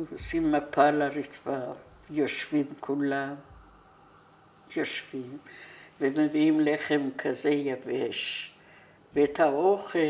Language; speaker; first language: Hebrew; non-native, fluent; Persian